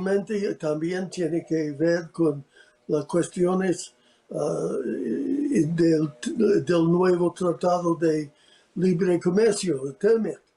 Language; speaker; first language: Spanish; non-native, fluent; English